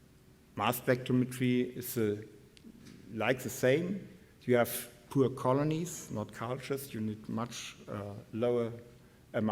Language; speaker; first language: English; non-native, fluent; German